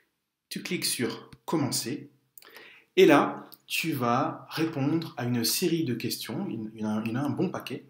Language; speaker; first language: French; native; French